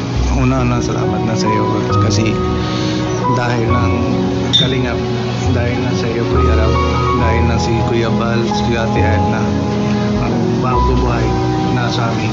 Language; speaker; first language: Filipino; non-native, learner; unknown